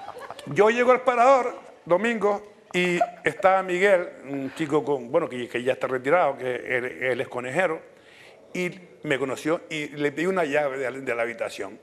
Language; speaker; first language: Spanish; native; Spanish